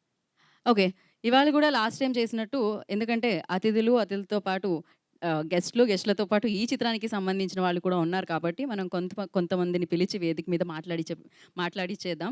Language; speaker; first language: Telugu; native; Telugu